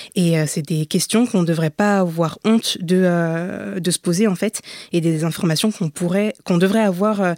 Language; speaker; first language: French; native; French